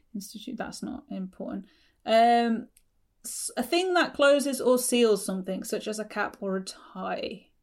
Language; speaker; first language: English; native; English